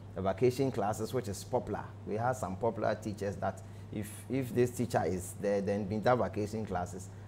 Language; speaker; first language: English; non-native, local second language; Akan